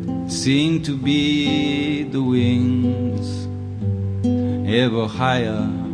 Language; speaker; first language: English; native; English